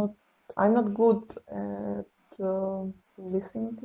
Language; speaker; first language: English; non-native, learner; Serbian